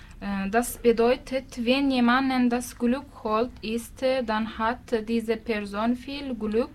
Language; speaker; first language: German; non-native, learner; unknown